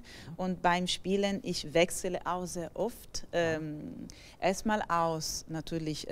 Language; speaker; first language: German; non-native, fluent; Italian